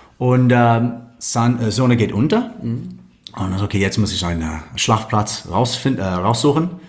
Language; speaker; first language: German; non-native, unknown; English